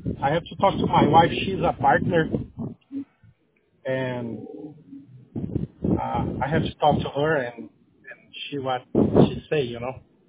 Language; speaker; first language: English; non-native, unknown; Portuguese